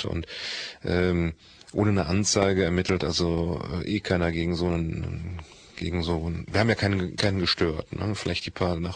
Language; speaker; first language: German; native; German